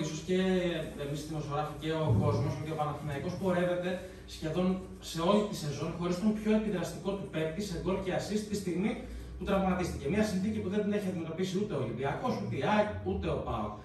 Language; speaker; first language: Greek; native; Greek